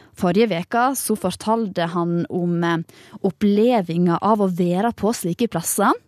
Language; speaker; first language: Norwegian; native; Norwegian